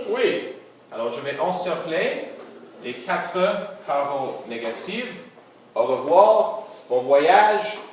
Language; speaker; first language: French; non-native, local second language; English